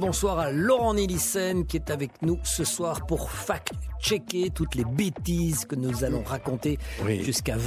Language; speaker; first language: French; native; French